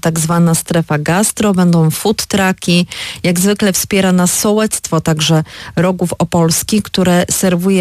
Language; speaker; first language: Polish; native; Polish